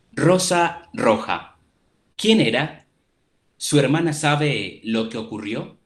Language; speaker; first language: Spanish; native; Spanish